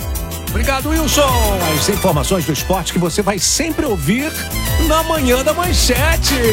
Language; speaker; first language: Portuguese; native; Portuguese